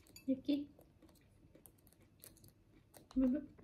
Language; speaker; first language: Japanese; native; Japanese